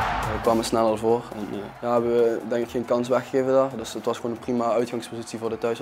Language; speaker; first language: Dutch; native; Dutch